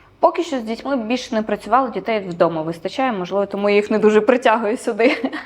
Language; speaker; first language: Ukrainian; non-native, local second language; Romanian